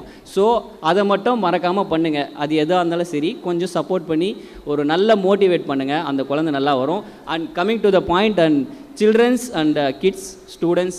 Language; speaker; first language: Tamil; native; Tamil